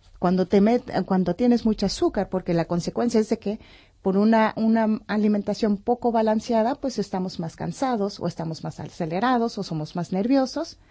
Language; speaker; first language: Spanish; native; Spanish